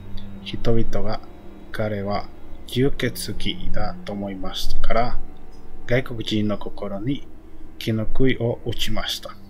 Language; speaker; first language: Japanese; non-native, learner; Spanish